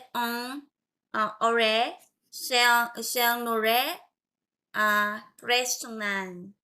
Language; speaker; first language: French; non-native, learner; Vietnamese